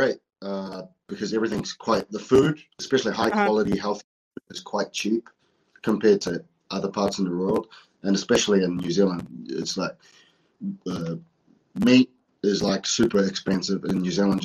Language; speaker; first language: English; native; English